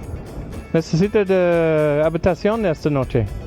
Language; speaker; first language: Spanish; non-native, learner; English